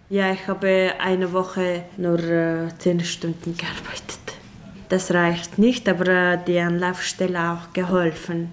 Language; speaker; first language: German; non-native, learner; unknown